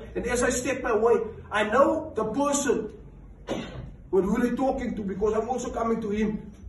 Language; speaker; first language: English; non-native, local second language; Afrikaans